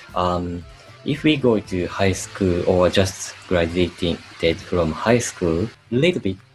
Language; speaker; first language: English; non-native, learner; Japanese